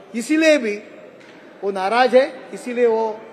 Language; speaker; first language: Hindi; non-native, local second language; Marathi